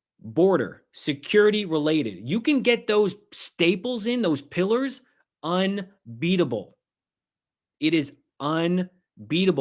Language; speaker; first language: English; native; English